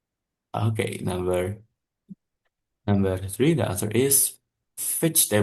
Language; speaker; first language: English; non-native, fluent; Indonesian